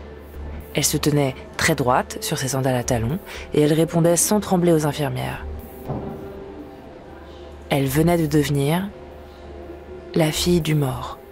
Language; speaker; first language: French; native; French